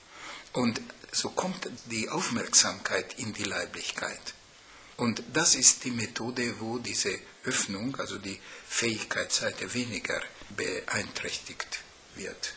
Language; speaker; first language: German; non-native, fluent; Hungarian